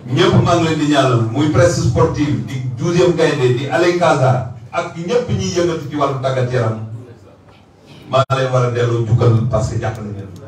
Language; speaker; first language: Wolof; non-native, local second language; Serer